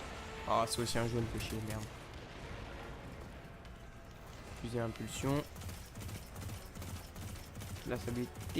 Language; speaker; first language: French; native; French